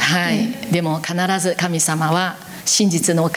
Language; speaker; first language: Japanese; non-native, learner; Korean